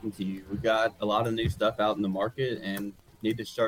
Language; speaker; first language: English; native; English